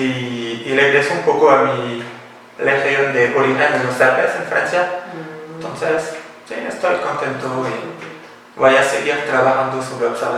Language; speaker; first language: Spanish; non-native, fluent; French